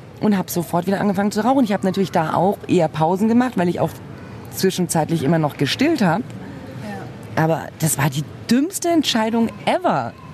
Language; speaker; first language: German; early bilingual, other home language; Portuguese